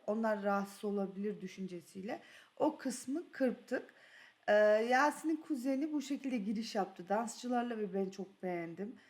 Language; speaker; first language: Turkish; early bilingual, other home language; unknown